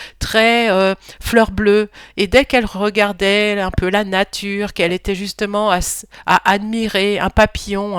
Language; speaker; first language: French; native; French